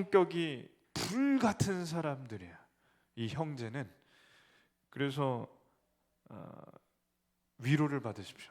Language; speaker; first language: Korean; native; Korean